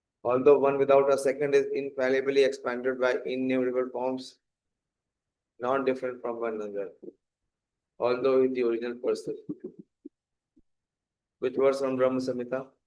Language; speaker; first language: English; non-native, local second language; Hindi